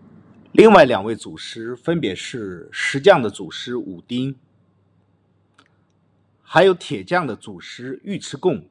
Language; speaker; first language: Chinese; native; Chinese